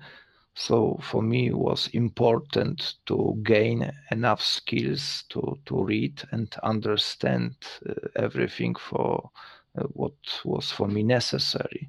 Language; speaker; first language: English; non-native, learner; Polish